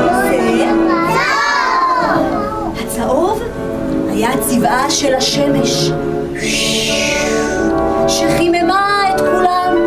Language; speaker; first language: Hebrew; native; Hebrew